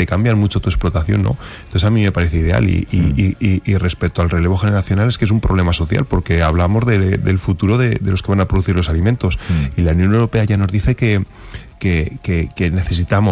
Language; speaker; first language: Spanish; native; Spanish